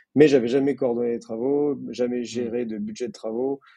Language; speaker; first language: French; native; French